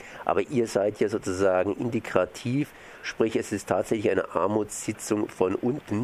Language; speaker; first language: German; native; German